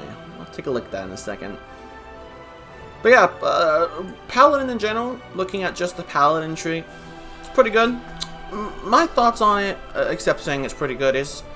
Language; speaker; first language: English; native; English